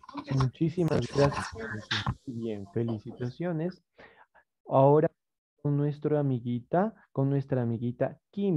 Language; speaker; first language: Spanish; native; Spanish